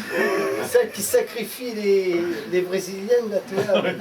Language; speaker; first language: French; native; French